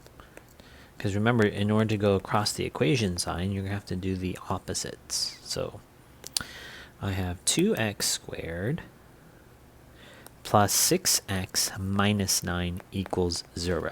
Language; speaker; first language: English; native; English